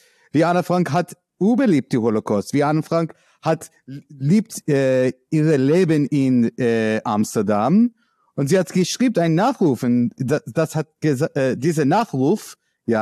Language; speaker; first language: German; non-native, learner; English